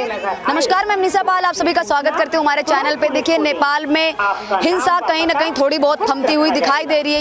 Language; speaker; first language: Hindi; native; Hindi